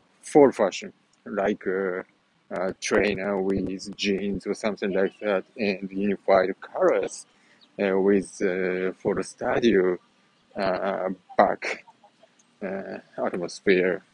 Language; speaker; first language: English; non-native, fluent; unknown